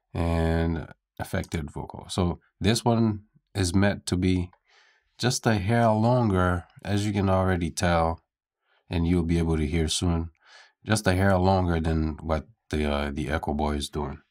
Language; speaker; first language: English; native; English